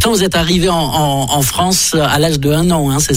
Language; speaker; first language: French; native; French